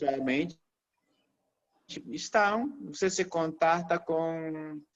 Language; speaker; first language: Portuguese; non-native, fluent; Spanish